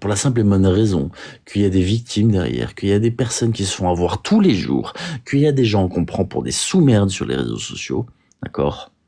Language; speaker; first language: French; native; French